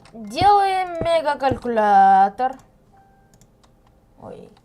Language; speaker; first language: Russian; native; Russian